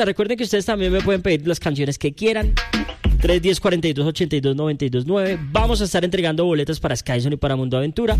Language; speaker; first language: Spanish; native; Spanish